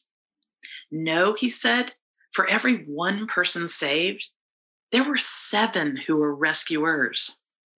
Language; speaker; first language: English; native; English